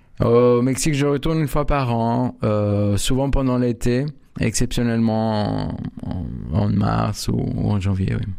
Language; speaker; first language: French; non-native, fluent; Spanish